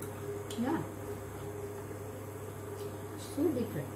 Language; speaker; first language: German; non-native, learner; Filipino